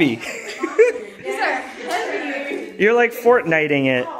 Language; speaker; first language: English; native; English